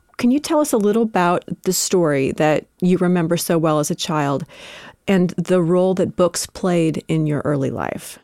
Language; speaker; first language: English; native; English